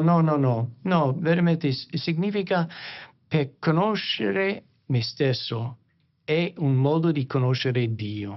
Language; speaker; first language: Italian; non-native, fluent; English